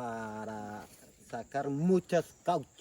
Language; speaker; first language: Spanish; non-native, local second language; Ticuna